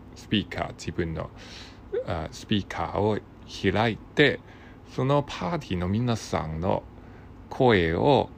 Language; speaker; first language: Japanese; non-native, learner; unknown